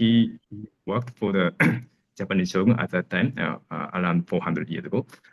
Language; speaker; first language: English; non-native, learner; Japanese